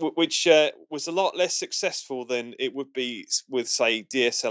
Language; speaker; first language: English; native; English